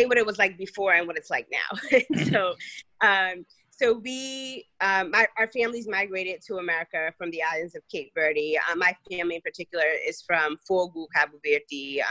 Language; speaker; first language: English; early bilingual, other home language; Kabuverdianu